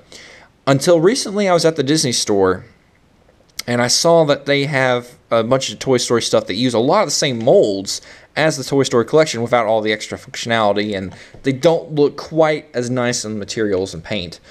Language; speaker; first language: English; native; English